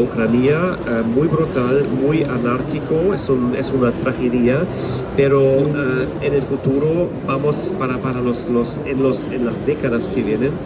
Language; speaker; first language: Spanish; non-native, fluent; German